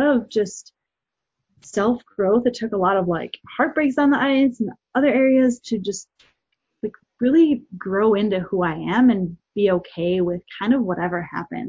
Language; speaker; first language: English; native; English